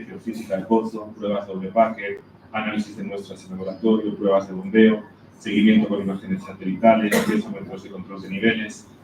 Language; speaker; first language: Spanish; native; Spanish